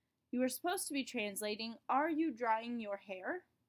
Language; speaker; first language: English; native; English